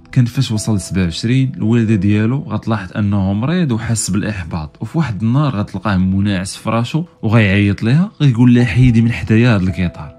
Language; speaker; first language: Arabic; native; Arabic